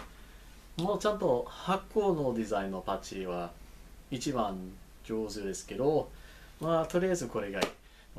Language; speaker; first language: Japanese; non-native, learner; English